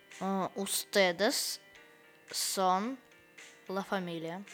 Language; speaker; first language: Spanish; non-native, learner; Russian